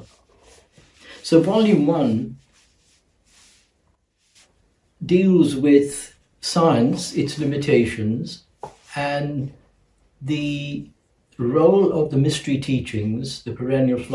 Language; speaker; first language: English; non-native, local second language; Gujarati